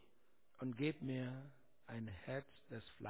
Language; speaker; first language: German; non-native, learner; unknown